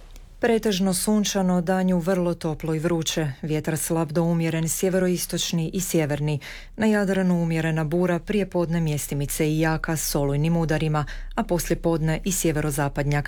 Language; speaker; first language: Serbian; native; Serbian